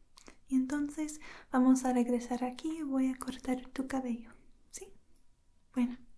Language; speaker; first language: Spanish; non-native, learner; English